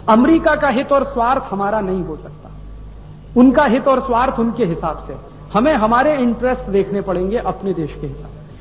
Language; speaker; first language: Hindi; native; Hindi